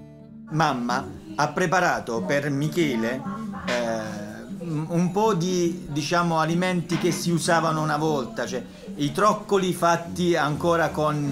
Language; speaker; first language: Italian; native; Italian